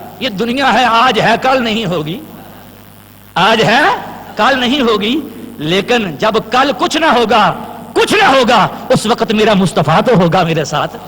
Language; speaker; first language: Urdu; non-native, local second language; Punjabi